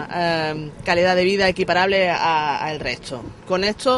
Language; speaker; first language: Spanish; native; Spanish